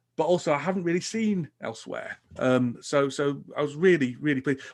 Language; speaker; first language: English; native; English